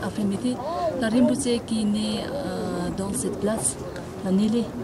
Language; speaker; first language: French; non-native, learner; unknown